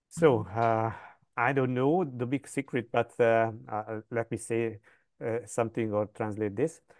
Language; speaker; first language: English; non-native, fluent; Hungarian